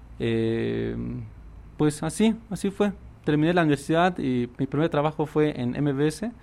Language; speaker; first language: Spanish; non-native, local second language; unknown